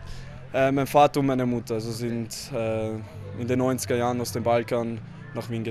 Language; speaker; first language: German; early bilingual, other home language; Croatian